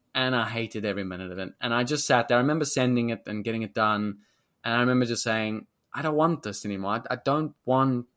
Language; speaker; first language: English; native; English